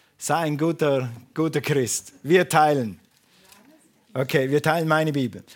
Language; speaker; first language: German; non-native, fluent; English